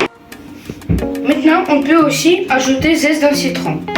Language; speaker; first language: French; non-native, learner; Ukrainian